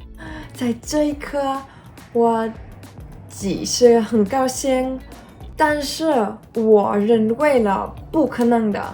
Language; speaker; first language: Chinese; non-native, learner; German